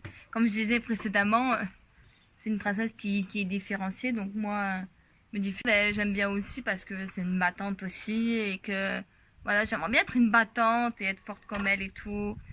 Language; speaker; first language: French; native; French